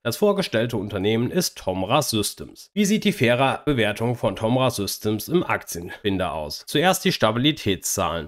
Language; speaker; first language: German; native; German